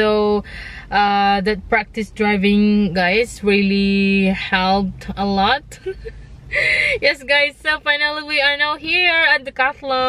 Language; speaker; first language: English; non-native, local second language; Filipino